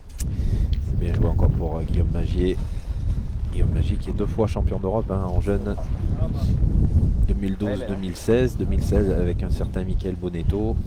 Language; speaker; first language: French; native; French